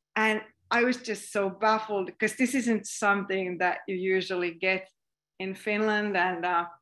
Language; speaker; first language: English; non-native, fluent; Finnish